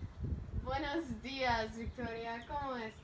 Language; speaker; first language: Spanish; non-native, learner; English